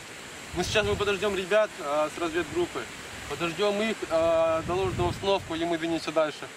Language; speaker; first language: Russian; native; Russian